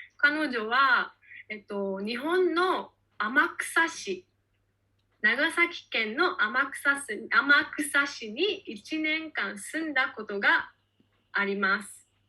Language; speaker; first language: Japanese; native; Japanese